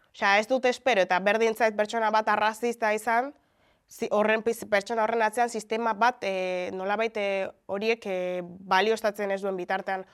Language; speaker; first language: Basque; early bilingual, other home language; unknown